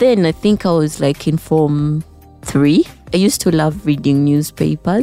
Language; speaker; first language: English; non-native, local second language; Ganda